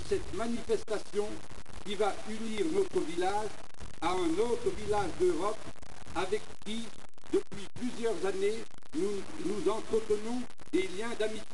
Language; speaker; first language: French; native; French